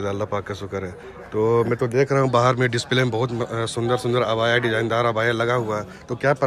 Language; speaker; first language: Hindi; native; Hindi